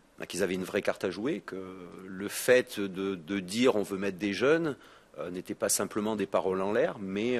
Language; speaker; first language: French; native; French